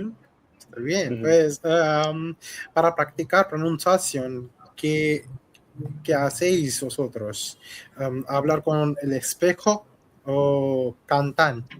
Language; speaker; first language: Spanish; non-native, fluent; Hindi